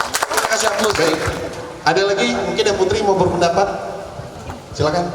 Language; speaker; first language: Indonesian; non-native, local second language; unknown